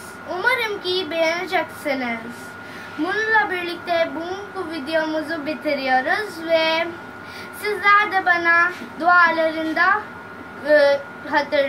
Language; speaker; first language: Turkish; non-native, learner; Urdu